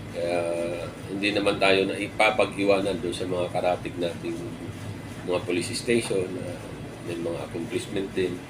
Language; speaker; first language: Filipino; native; Filipino